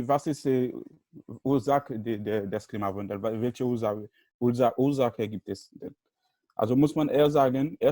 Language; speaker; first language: German; non-native, learner; Haitian Creole